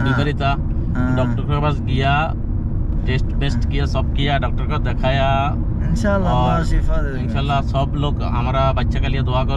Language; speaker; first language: Hindi; non-native, learner; Bangla